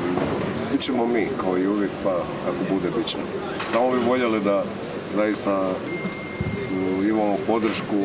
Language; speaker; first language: Croatian; native; Croatian